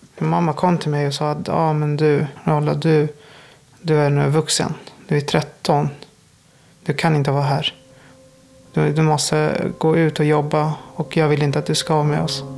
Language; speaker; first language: Swedish; non-native, fluent; Persian